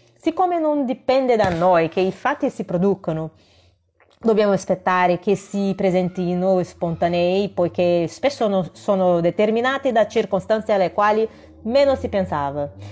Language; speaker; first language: Italian; non-native, fluent; Portuguese